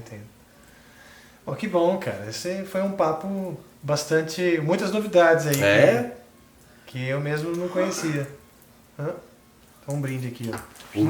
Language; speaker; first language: Portuguese; native; Portuguese